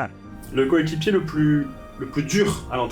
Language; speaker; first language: French; native; French